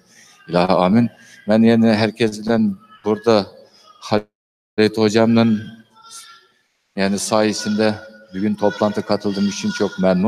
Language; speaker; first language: Turkish; non-native, learner; Uyghur